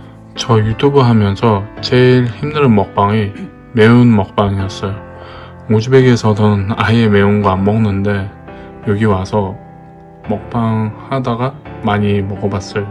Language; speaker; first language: Korean; non-native, fluent; Uzbek